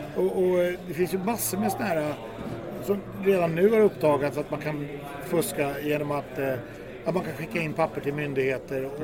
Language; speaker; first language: Swedish; native; Swedish